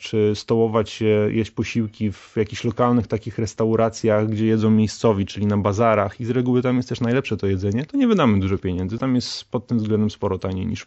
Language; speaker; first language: Polish; native; Polish